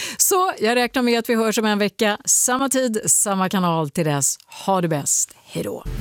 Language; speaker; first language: Swedish; native; Swedish